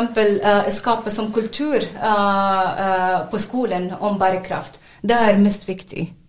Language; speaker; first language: Norwegian; non-native, learner; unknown